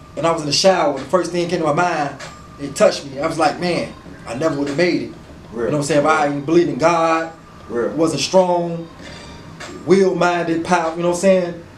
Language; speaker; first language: English; native; English